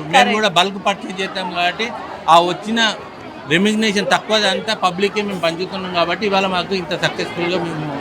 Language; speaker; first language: Telugu; native; Telugu